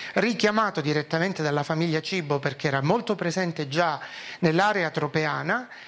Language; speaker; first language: Italian; native; Italian